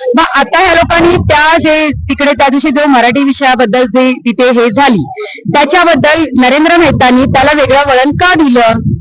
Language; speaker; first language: Marathi; native; Marathi